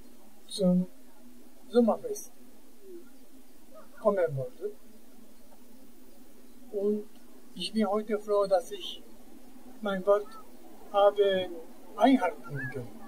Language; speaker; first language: German; non-native, fluent; Japanese